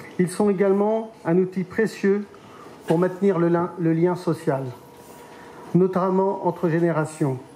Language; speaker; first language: French; native; French